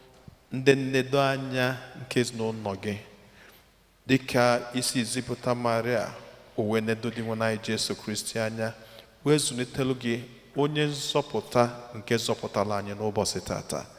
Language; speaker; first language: Igbo; native; Igbo